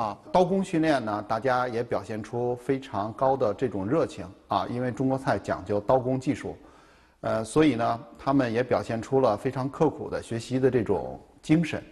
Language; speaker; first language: Chinese; native; Chinese